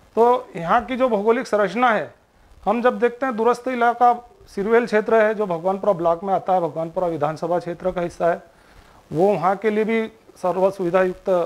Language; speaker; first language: Hindi; native; Hindi